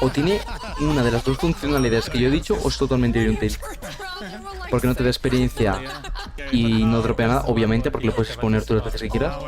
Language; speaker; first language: Spanish; native; Spanish